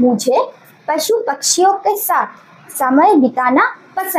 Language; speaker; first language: Hindi; non-native, local second language; Bangla